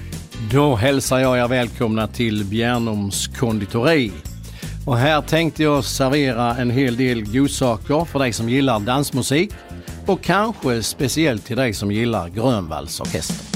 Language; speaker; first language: Swedish; native; Swedish